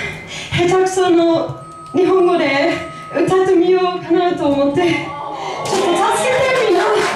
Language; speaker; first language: Japanese; non-native, fluent; English